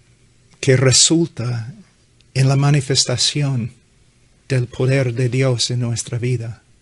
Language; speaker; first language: Spanish; non-native, fluent; English